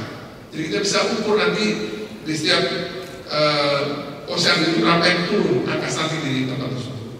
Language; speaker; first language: Indonesian; native; Indonesian